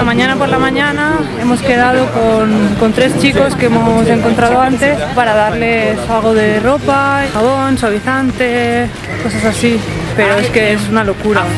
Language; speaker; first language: Spanish; native; Spanish